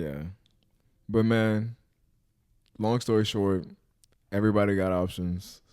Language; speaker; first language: English; native; English